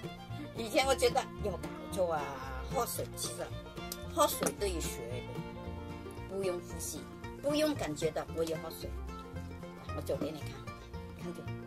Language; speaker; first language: Chinese; non-native, local second language; Cantonese